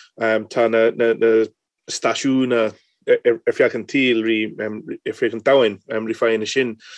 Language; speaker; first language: Irish; non-native, fluent; English